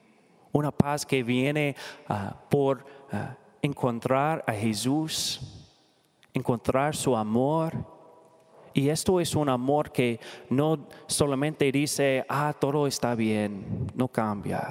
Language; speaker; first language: Spanish; non-native, learner; English